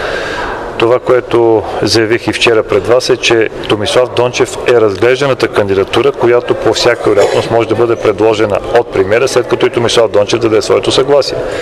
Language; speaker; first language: Bulgarian; native; Bulgarian